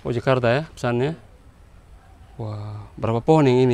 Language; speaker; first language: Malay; non-native, local second language; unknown